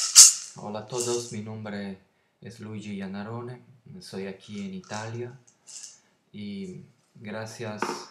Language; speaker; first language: Spanish; non-native, learner; Italian